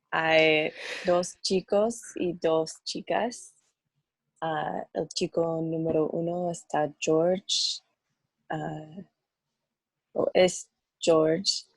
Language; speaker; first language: Spanish; non-native, learner; English